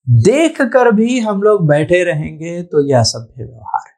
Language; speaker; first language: Hindi; non-native, local second language; Telugu